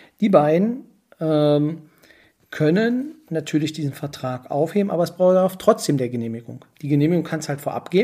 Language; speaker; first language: German; native; German